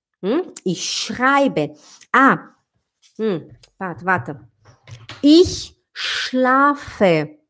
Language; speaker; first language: German; non-native, fluent; Portuguese